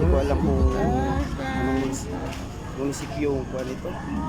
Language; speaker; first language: Filipino; non-native, local second language; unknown